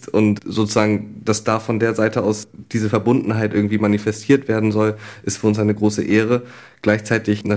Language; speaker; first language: German; native; German